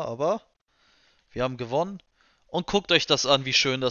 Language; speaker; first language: German; native; German